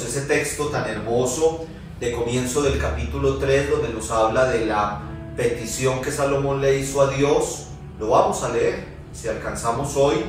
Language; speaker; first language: Spanish; native; Spanish